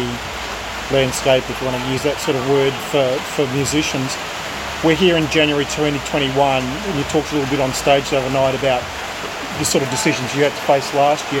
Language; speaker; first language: English; native; English